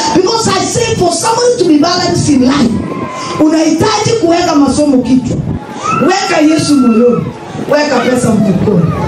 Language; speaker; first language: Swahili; non-native, local second language; Kalenjin